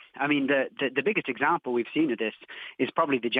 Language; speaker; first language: English; native; English